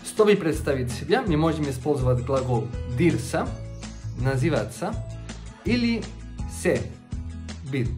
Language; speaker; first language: Russian; non-native, fluent; Catalan